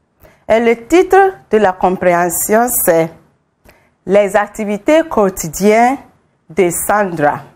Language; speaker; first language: French; non-native, fluent; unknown